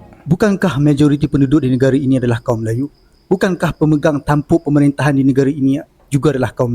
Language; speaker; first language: Malay; native; Malay